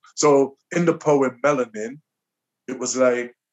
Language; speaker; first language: English; native; English